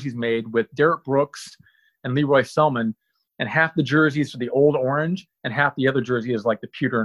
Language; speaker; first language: English; native; English